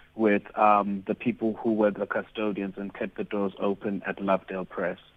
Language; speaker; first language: English; non-native, local second language; Xhosa